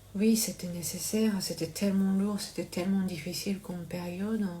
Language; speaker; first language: French; non-native, learner; Japanese